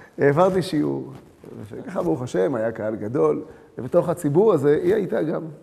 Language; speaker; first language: Hebrew; early bilingual, other home language; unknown